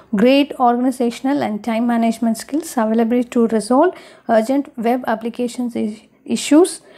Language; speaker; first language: English; non-native, local second language; Tamil